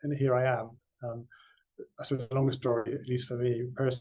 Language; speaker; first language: English; native; English